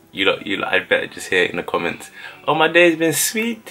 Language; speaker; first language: English; native; English